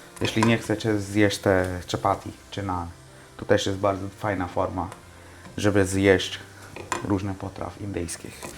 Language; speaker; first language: Polish; non-native, fluent; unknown